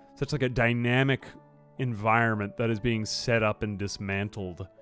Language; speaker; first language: English; native; English